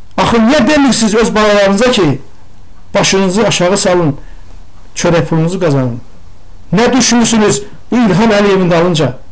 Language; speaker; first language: Azerbaijani; non-native, local second language; Talysh